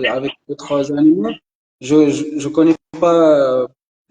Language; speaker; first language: French; non-native, local second language; Arabic